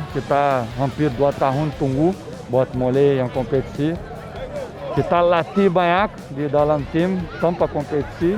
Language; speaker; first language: Indonesian; non-native, fluent; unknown